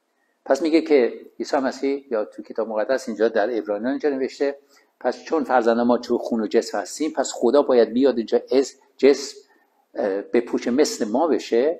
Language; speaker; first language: Persian; native; Persian